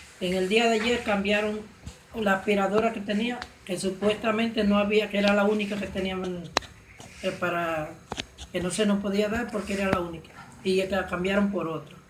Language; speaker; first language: Spanish; native; Spanish